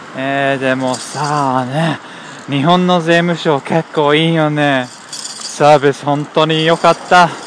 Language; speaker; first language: Japanese; non-native, fluent; English